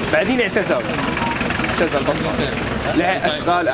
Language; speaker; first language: Arabic; native; Arabic